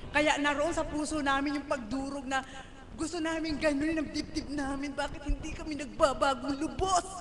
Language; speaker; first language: Filipino; non-native, local second language; Cebuano